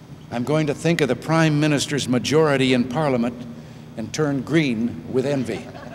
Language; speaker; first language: English; native; English